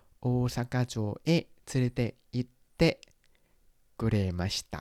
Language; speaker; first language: Japanese; non-native, fluent; Thai